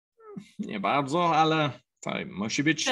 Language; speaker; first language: Polish; non-native, learner; English